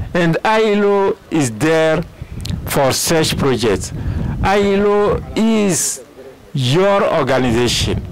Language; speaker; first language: English; non-native, fluent; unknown